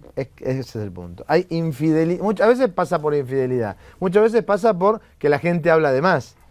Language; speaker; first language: Spanish; native; Spanish